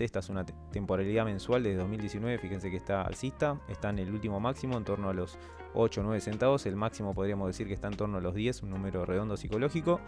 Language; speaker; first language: Spanish; native; Spanish